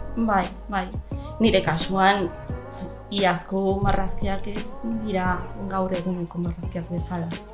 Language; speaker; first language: Basque; non-native, local second language; Spanish